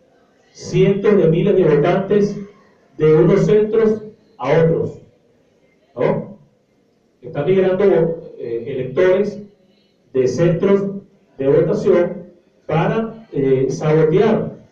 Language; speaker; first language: Spanish; native; Spanish